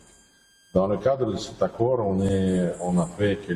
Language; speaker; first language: French; non-native, fluent; Russian